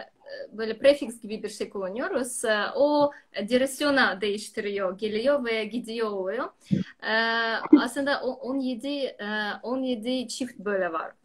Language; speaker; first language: Turkish; non-native, learner; Russian